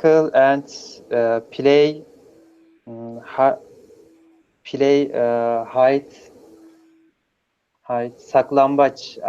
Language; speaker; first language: English; non-native, learner; Turkish